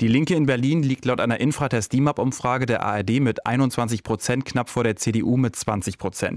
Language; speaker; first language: German; native; German